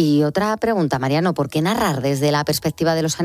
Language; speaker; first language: Spanish; native; Spanish